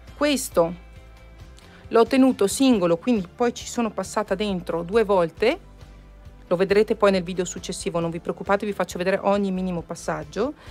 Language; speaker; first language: Italian; native; Italian